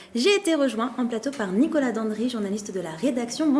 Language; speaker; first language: French; native; French